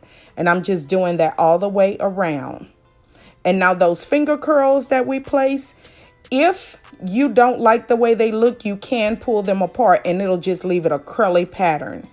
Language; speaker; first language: English; native; English